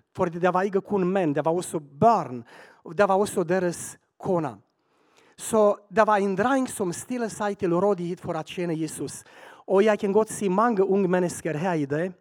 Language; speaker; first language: Swedish; non-native, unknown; Romanian